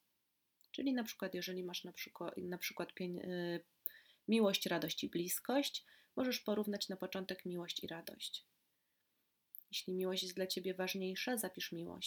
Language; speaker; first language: Polish; native; Polish